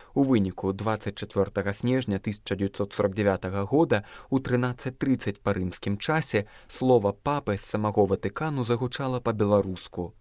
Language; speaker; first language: Belarusian; native; Belarusian